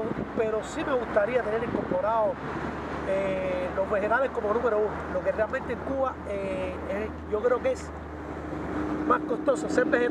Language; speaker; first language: Spanish; native; Spanish